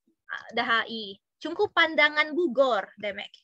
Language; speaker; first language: Turkish; non-native, learner; Indonesian